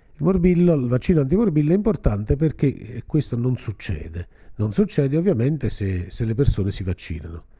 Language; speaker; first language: Italian; native; Italian